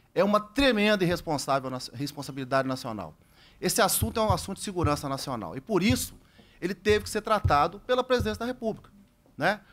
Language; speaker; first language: Portuguese; native; Portuguese